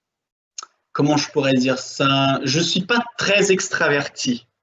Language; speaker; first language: French; non-native, fluent; Portuguese